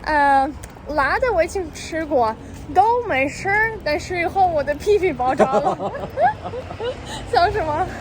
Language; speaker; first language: Chinese; non-native, fluent; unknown